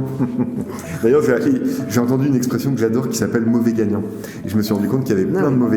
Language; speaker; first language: French; native; French